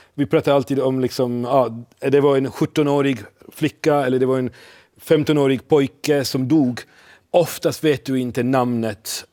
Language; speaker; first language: Swedish; non-native, fluent; Italian